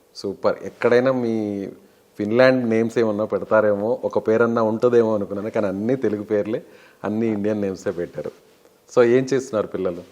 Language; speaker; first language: Telugu; native; Telugu